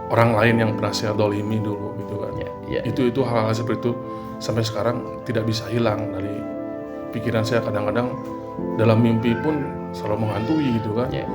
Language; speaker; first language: Indonesian; native; Indonesian